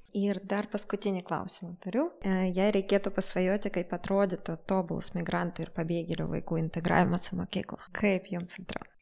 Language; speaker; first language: Lithuanian; non-native, local second language; Russian